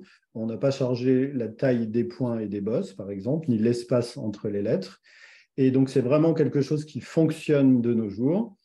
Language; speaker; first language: French; native; French